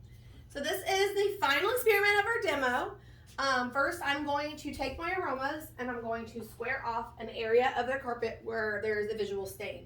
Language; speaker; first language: English; native; English